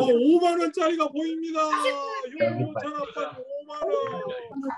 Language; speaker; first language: Korean; native; Korean